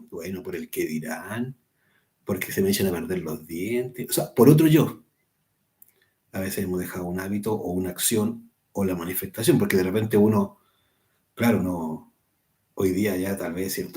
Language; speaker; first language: Spanish; native; Spanish